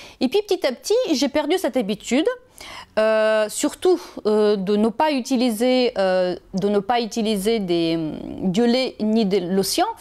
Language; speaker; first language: French; non-native, fluent; Bulgarian